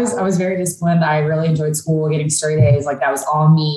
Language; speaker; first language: English; native; English